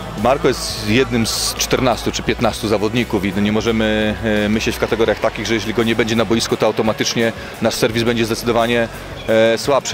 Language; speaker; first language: Polish; native; Polish